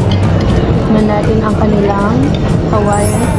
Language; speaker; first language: Filipino; native; Filipino